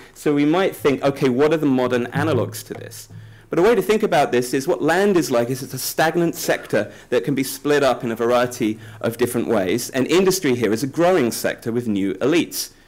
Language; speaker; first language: English; native; English